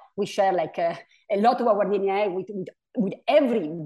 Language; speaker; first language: English; non-native, fluent; Italian